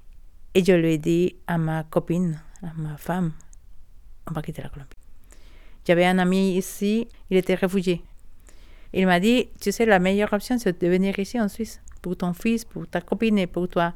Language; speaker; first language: French; non-native, learner; Spanish